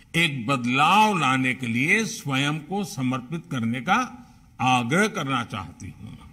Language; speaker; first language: Hindi; non-native, local second language; Gujarati